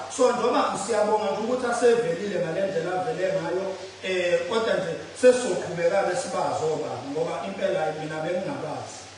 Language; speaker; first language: Zulu; native; Zulu